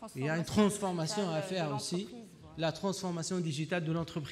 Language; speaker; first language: French; non-native, local second language; Arabic